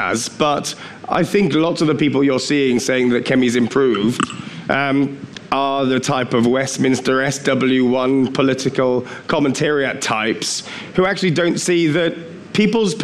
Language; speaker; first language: English; native; English